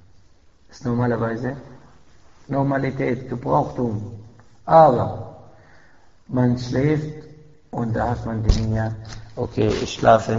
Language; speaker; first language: German; non-native, fluent; Arabic